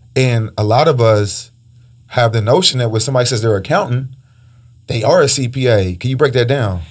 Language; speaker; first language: English; early bilingual, other home language; Spanish